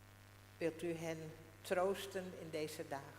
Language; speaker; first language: Dutch; non-native, local second language; Western Frisian